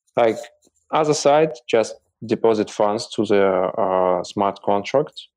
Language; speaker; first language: English; non-native, learner; Russian